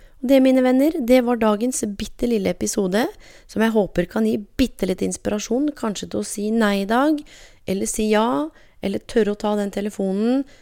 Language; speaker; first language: Norwegian; native; Norwegian